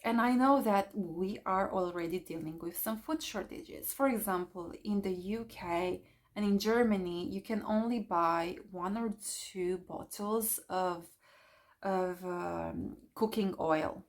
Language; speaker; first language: English; non-native, fluent; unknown